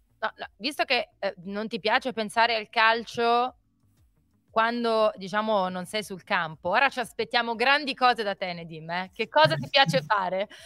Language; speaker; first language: Italian; native; Italian